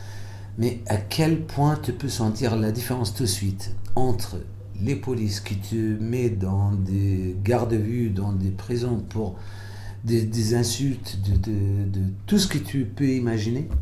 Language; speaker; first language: French; non-native, fluent; Arabic